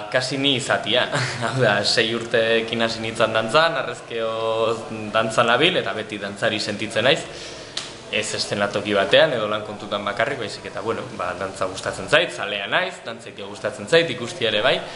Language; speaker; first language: Basque; native; Basque